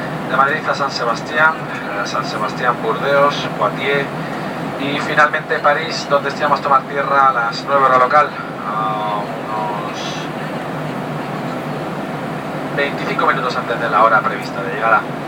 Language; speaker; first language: Spanish; native; Spanish